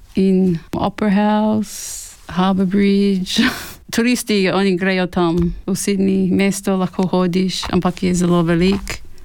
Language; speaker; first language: Slovenian; early bilingual, heritage; Slovenian